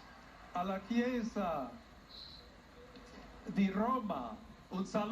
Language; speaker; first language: Italian; non-native, fluent; English